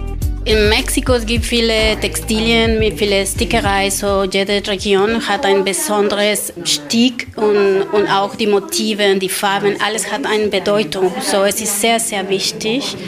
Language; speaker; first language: German; non-native, learner; Spanish